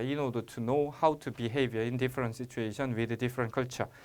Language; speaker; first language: English; non-native, fluent; Korean